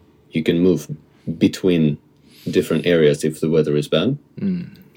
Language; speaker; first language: English; non-native, fluent; Russian